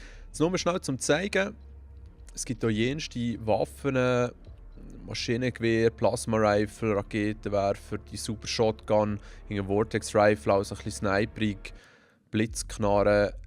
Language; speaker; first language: German; native; German